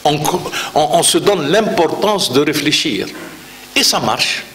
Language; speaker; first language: French; non-native, local second language; Arabic